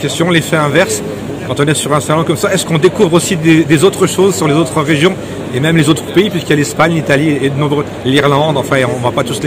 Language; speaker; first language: French; native; French